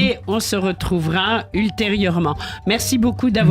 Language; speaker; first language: French; native; French